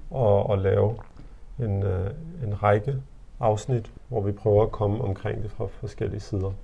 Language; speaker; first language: Danish; early bilingual, other home language; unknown